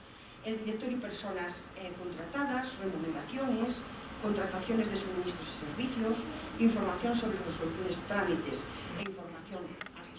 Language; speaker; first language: Spanish; native; Spanish